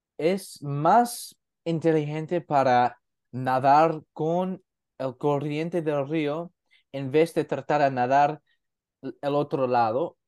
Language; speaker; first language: Spanish; non-native, learner; English